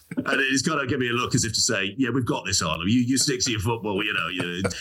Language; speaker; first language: English; native; English